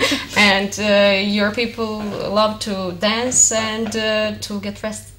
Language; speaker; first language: English; non-native, learner; Serbian